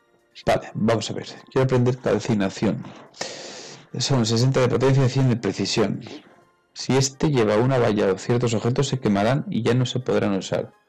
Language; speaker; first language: Spanish; native; Spanish